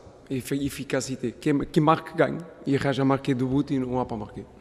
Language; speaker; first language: French; non-native, fluent; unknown